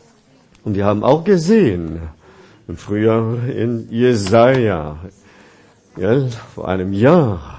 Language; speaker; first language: German; non-native, fluent; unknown